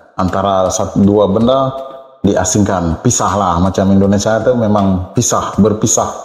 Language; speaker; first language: Malay; native; Malay